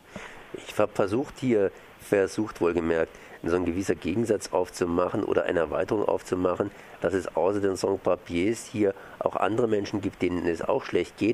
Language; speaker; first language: German; native; German